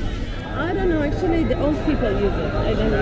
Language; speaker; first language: English; non-native, fluent; Persian